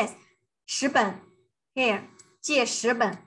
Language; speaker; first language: English; non-native, fluent; Chinese